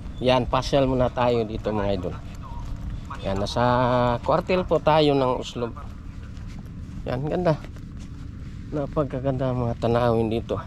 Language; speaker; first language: Filipino; non-native, local second language; Cebuano